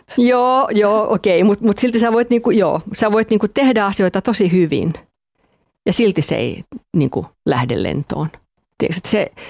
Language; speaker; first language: Finnish; non-native, local second language; Swedish